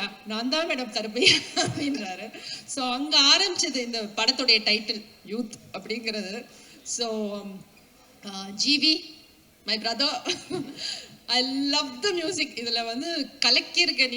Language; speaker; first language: Tamil; native; Tamil